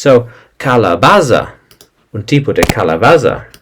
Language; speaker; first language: Spanish; non-native, learner; English